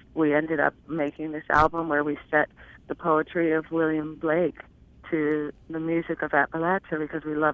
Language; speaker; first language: English; native; English